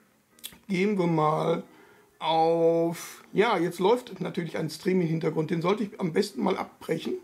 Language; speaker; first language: German; native; German